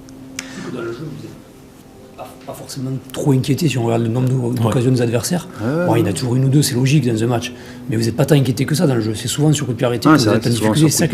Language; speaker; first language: French; native; French